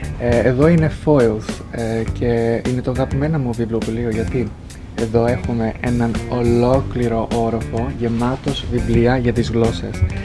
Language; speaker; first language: Greek; early bilingual, heritage; English